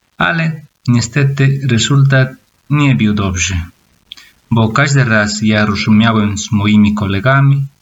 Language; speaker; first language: Polish; non-native, learner; Spanish